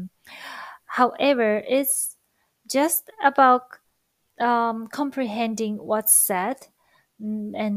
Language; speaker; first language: English; non-native, fluent; Japanese